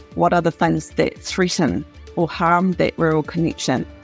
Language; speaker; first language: English; native; English